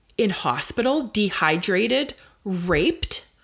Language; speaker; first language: English; native; English